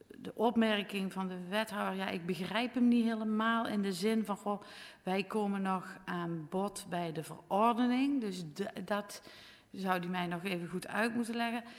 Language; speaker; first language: Dutch; native; Dutch